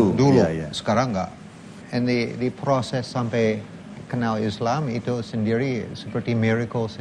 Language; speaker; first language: Indonesian; non-native, learner; English